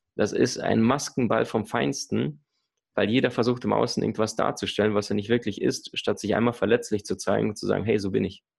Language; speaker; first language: German; early bilingual, other home language; Russian